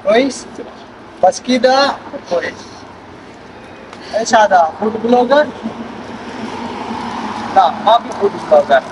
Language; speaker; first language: Arabic; non-native, learner; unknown